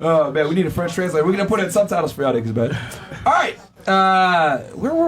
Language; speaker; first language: English; native; English